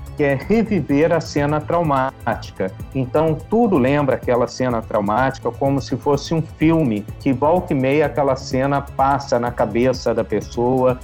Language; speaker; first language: Portuguese; native; Portuguese